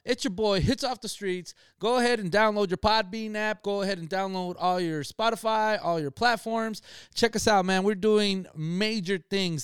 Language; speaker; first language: English; early bilingual, other home language; Spanish